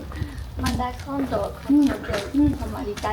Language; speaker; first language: Japanese; non-native, learner; Chinese